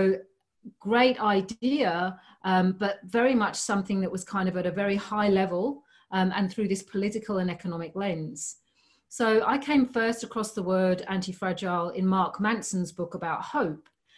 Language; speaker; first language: English; native; English